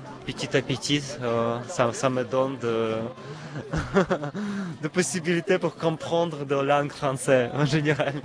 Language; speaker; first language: French; non-native, learner; Russian